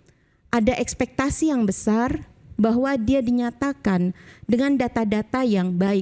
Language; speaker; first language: Indonesian; native; Indonesian